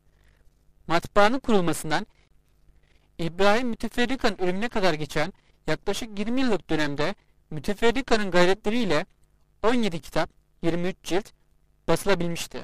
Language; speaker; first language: Turkish; native; Turkish